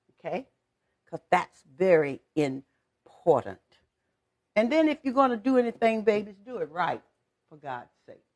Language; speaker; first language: English; native; English